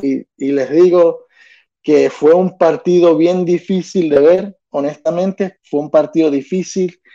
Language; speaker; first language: Spanish; early bilingual, other home language; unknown